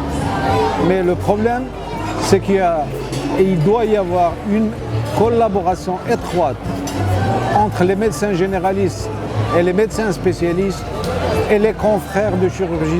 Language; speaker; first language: French; non-native, local second language; Arabic